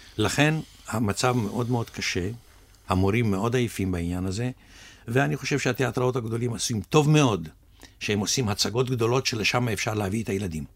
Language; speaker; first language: Hebrew; early bilingual, other home language; Russian